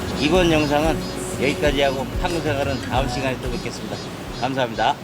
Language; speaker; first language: Korean; native; Korean